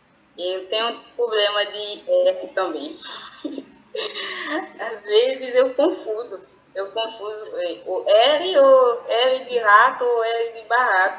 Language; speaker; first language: Portuguese; non-native, fluent; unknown